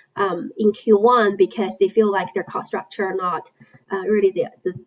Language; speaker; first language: English; non-native, fluent; Chinese